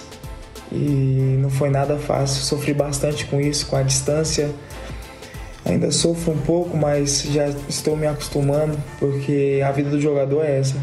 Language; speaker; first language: Portuguese; native; Portuguese